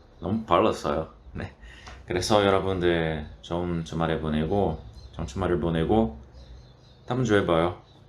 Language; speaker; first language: Korean; non-native, learner; Portuguese